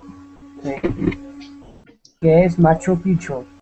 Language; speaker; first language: Spanish; non-native, learner; Arabic